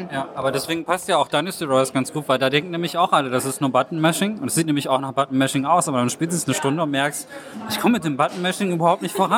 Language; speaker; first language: German; native; German